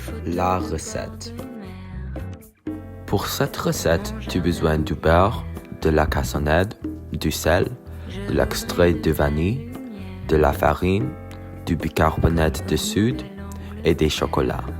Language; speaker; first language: French; non-native, learner; English